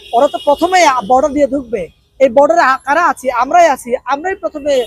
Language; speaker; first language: Bangla; non-native, local second language; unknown